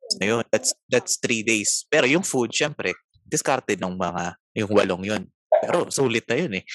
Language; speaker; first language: Filipino; non-native, local second language; Bikol